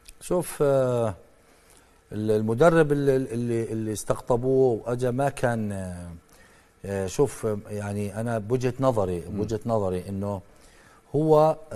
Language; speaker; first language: Arabic; native; Arabic